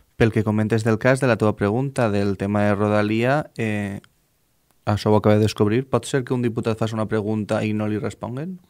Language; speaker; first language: Catalan; native; Catalan